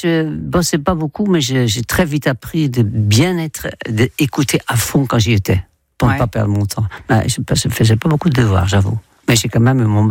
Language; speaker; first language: French; non-native, fluent; Dutch